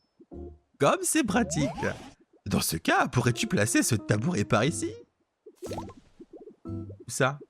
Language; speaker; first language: French; native; French